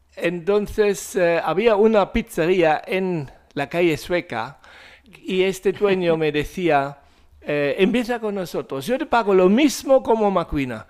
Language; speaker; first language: Spanish; non-native, fluent; German